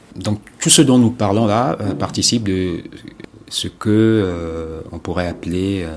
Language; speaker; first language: French; non-native, local second language; Ewe